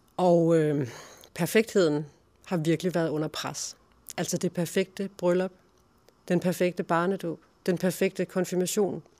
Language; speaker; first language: Danish; native; Danish